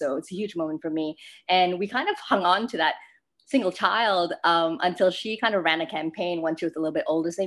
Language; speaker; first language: English; non-native, local second language; Malay